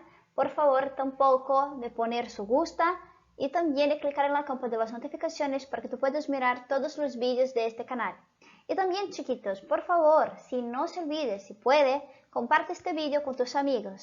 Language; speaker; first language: Spanish; non-native, fluent; Portuguese